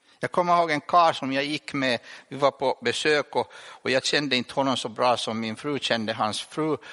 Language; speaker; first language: Swedish; native; Swedish